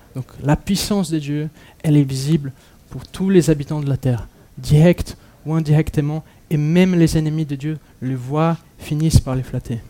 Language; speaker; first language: French; non-native, fluent; Portuguese